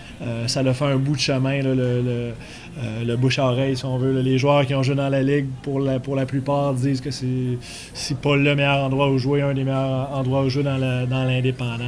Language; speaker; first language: French; native; French